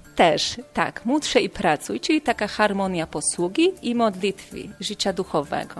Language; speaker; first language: Polish; non-native, fluent; Hungarian